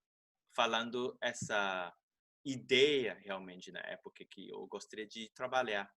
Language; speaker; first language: Portuguese; non-native, fluent; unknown